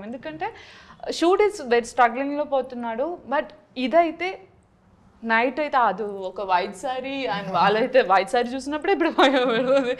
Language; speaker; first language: Telugu; non-native, learner; Malayalam